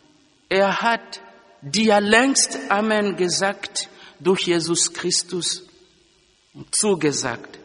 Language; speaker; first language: German; non-native, fluent; Lingala